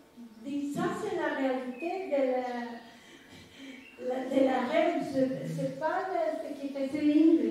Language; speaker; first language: French; non-native, fluent; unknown